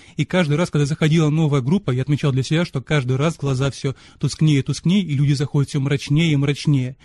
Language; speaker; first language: Russian; native; Russian